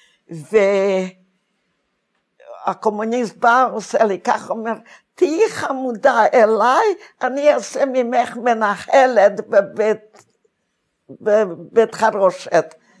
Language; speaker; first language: Hebrew; non-native, fluent; Hungarian